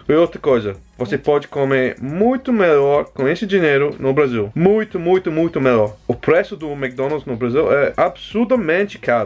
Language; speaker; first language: Portuguese; non-native, fluent; English